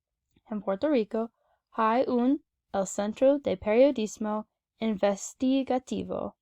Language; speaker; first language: Spanish; non-native, learner; English